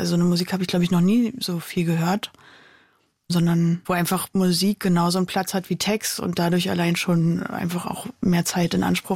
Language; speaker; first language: German; native; German